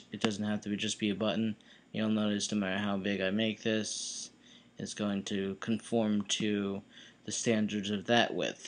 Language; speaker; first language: English; native; English